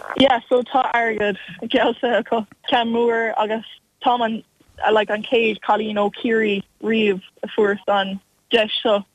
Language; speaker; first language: Irish; non-native, local second language; English